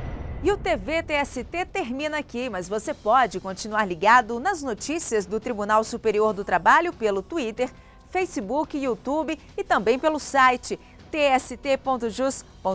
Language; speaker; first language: Portuguese; native; Portuguese